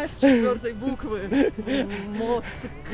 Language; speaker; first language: Russian; native; Russian